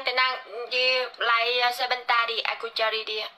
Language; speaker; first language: Indonesian; non-native, learner; Vietnamese